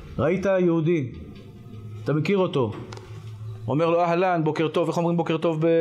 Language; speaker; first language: Hebrew; native; Hebrew